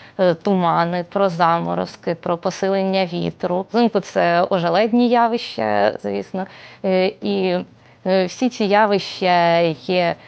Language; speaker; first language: Ukrainian; native; Ukrainian